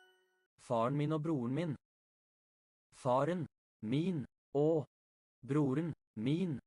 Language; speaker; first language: Norwegian; non-native, learner; English